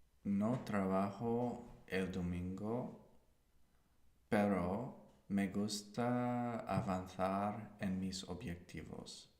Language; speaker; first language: Spanish; non-native, learner; English